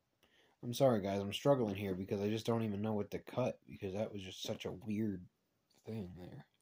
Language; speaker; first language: English; native; English